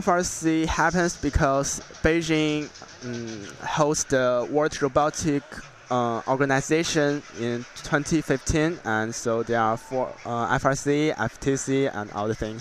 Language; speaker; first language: English; non-native, learner; Chinese